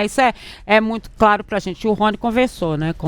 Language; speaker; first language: Portuguese; native; Portuguese